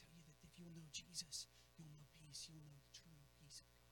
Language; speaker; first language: English; native; English